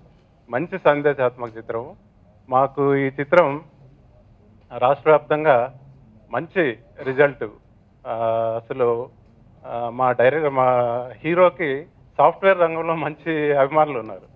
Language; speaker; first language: Telugu; native; Telugu